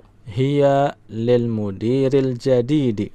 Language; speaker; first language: Arabic; non-native, fluent; Indonesian